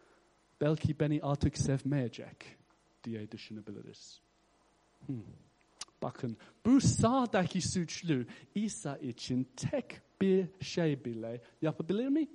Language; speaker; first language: Turkish; non-native, fluent; English